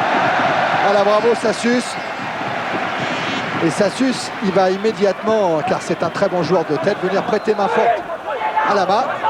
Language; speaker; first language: French; native; French